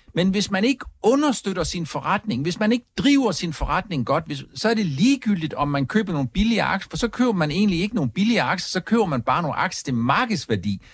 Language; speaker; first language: Danish; native; Danish